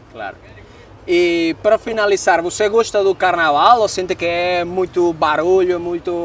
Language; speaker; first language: Portuguese; non-native, learner; Spanish